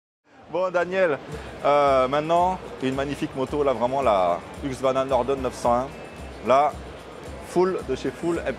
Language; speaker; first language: French; native; French